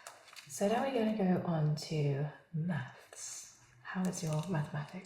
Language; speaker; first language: English; native; English